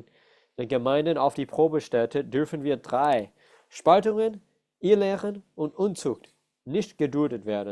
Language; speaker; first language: German; non-native, fluent; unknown